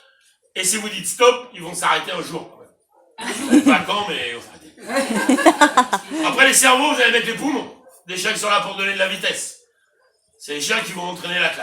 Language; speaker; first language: French; native; French